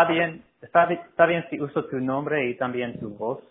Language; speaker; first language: Spanish; non-native, fluent; English